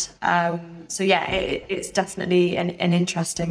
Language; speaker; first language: English; native; English